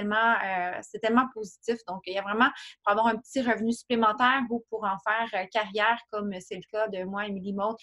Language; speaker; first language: French; native; French